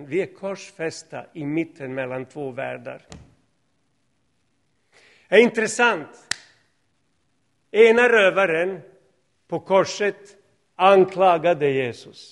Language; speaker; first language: Swedish; non-native, fluent; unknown